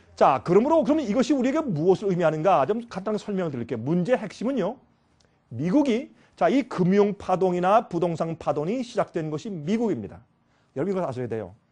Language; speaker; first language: Korean; native; Korean